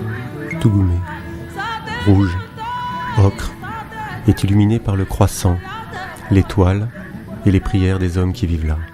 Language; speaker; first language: French; native; French